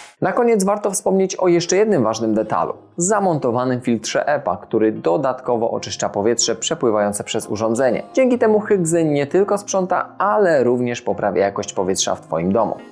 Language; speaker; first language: Polish; native; Polish